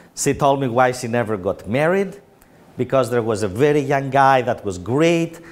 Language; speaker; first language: English; non-native, fluent; Greek